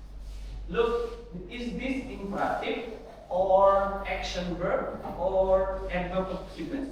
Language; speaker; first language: English; non-native, learner; Indonesian